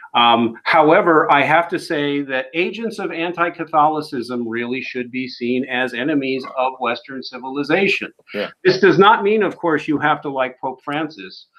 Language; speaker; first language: English; native; English